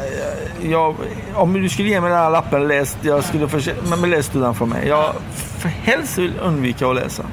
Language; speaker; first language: Swedish; non-native, fluent; Persian